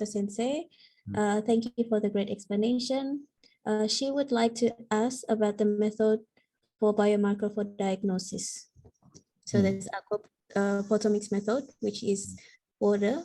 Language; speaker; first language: English; non-native, fluent; Indonesian